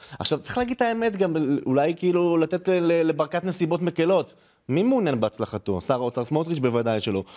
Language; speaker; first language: Hebrew; native; Hebrew